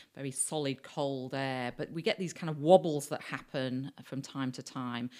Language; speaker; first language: English; native; English